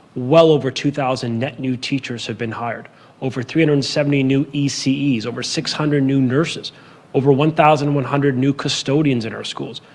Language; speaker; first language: English; native; English